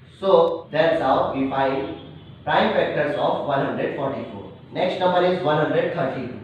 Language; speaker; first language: English; non-native, local second language; Hindi